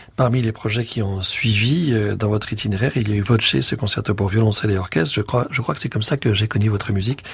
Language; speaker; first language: French; native; French